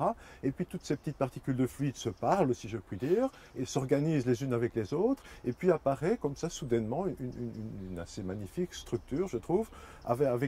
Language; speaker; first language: French; native; French